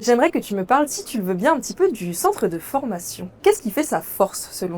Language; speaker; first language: French; native; French